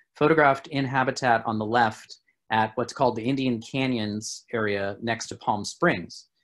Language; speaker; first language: English; native; English